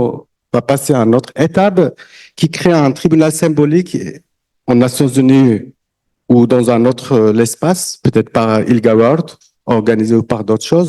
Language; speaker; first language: French; non-native, learner; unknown